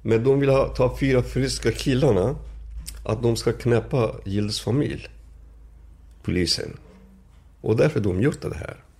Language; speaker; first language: Swedish; non-native, learner; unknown